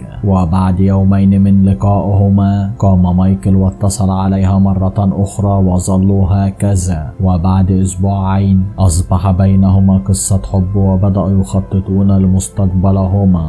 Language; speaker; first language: Arabic; native; Arabic